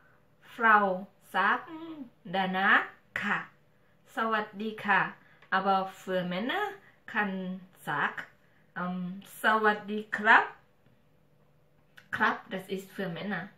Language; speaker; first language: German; non-native, learner; Thai